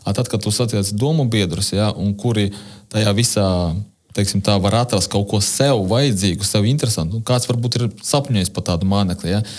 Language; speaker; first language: Latvian; non-native, local second language; Russian